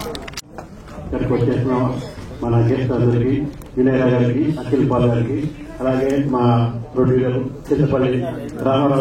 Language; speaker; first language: Telugu; native; Telugu